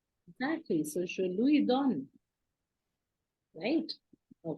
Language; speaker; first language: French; non-native, fluent; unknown